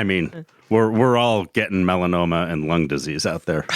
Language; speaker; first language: English; native; English